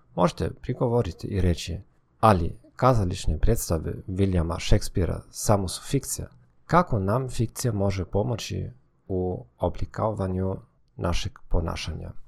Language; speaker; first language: Croatian; non-native, fluent; German